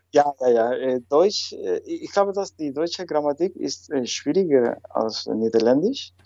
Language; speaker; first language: German; non-native, fluent; Spanish